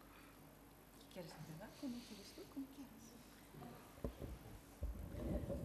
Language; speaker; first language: Spanish; non-native, fluent; German